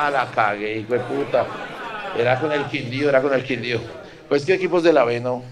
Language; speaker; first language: Spanish; native; Spanish